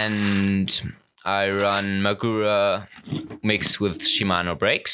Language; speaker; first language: English; non-native, fluent; German